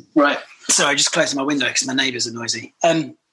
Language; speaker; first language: English; native; English